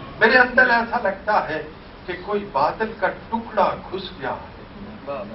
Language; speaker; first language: Urdu; non-native, local second language; Punjabi